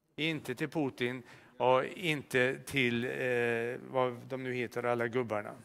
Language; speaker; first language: Swedish; native; Swedish